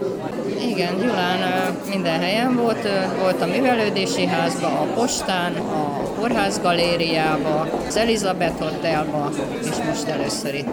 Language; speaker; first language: Hungarian; native; Hungarian